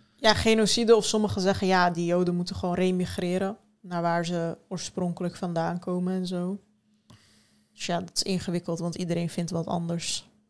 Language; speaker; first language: Dutch; early bilingual, other home language; Turkish